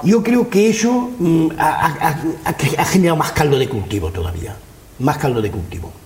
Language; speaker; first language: Spanish; non-native, local second language; Catalan